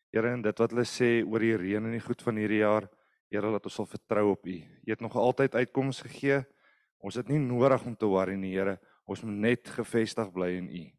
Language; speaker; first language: Afrikaans; native; Afrikaans